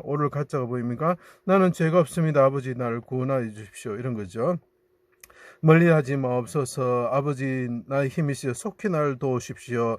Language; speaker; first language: Korean; native; Korean